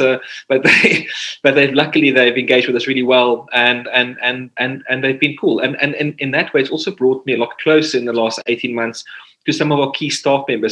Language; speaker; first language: English; non-native, local second language; Afrikaans